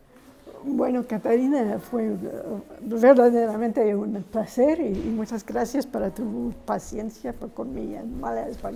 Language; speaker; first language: Spanish; non-native, fluent; English